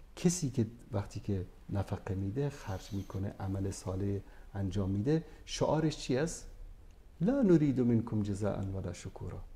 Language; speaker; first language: Persian; native; Persian